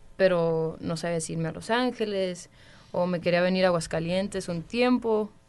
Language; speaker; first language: Spanish; early bilingual, heritage; Spanish